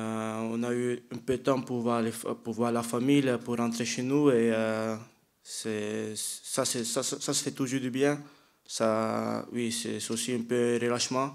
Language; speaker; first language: French; non-native, fluent; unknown